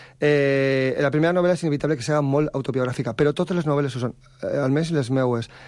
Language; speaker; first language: Catalan; native; Catalan